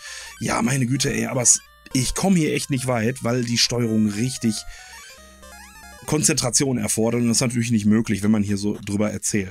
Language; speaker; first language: German; native; German